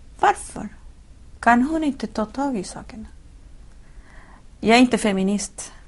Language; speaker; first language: Swedish; non-native, fluent; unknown